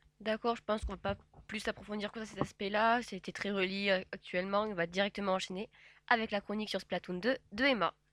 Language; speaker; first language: French; native; French